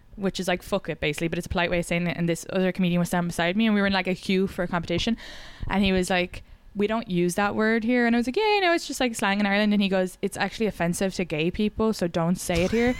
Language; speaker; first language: English; native; English